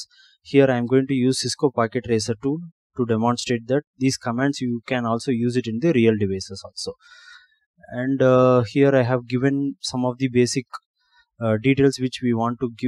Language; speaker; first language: English; non-native, local second language; Tamil